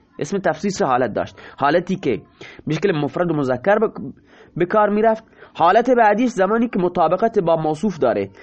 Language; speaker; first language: Persian; non-native, local second language; Baluchi